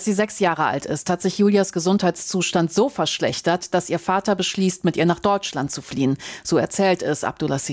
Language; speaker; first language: German; native; German